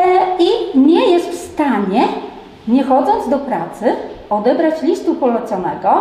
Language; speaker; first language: Polish; native; Polish